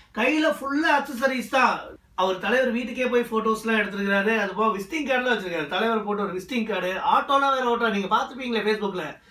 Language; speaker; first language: Tamil; native; Tamil